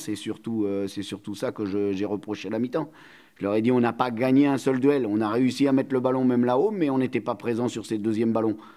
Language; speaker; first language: French; native; French